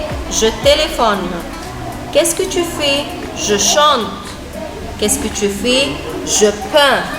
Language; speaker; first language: French; non-native, fluent; Arabic